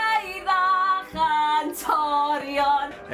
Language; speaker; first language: Welsh; native; Welsh